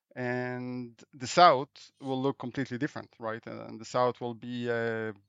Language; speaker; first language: English; non-native, fluent; Hebrew